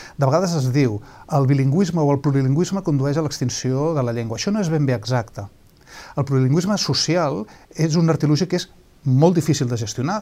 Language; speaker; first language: Catalan; native; Catalan